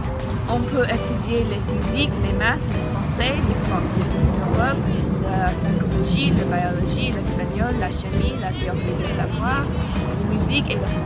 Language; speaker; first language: French; non-native, learner; English